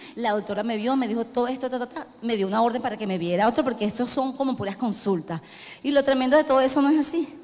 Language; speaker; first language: Spanish; native; Spanish